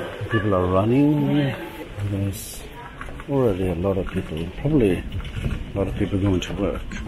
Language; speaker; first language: English; non-native, fluent; Swedish